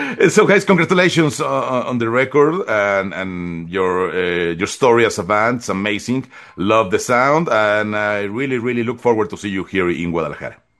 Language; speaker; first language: English; non-native, fluent; Spanish